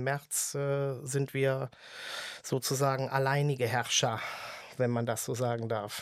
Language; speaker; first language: German; native; German